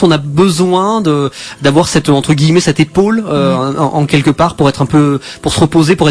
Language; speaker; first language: French; native; French